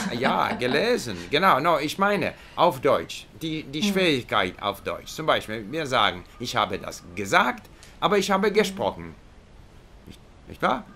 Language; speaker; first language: German; non-native, learner; English